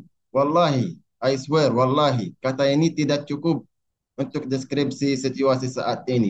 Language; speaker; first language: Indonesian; non-native, learner; Arabic